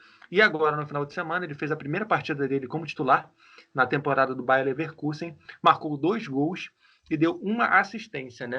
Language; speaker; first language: Portuguese; native; Portuguese